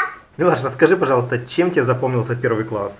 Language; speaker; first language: Russian; native; Russian